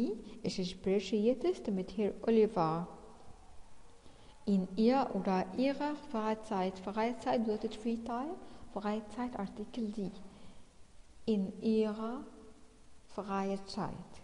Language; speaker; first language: German; non-native, fluent; Arabic